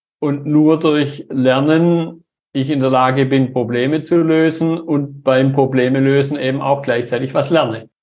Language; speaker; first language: German; native; German